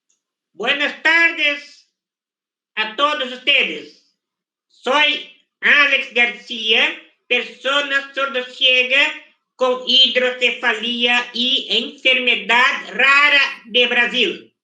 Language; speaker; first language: Spanish; non-native, fluent; Portuguese